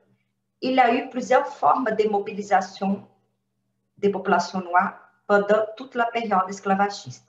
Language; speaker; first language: French; non-native, fluent; Portuguese